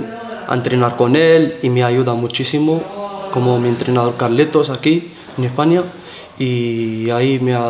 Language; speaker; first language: Spanish; non-native, learner; Arabic